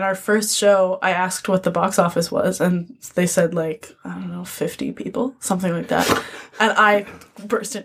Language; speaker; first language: English; native; English